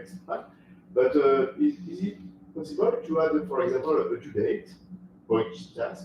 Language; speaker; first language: English; non-native, fluent; French